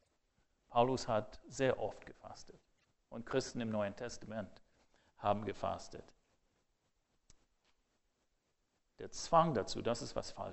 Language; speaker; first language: German; non-native, fluent; English